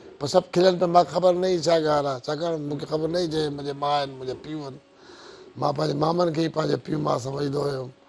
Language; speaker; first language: Sindhi; non-native, local second language; Brahui